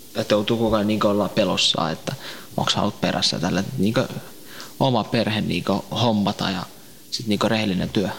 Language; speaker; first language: Finnish; early bilingual, other home language; Central Kurdish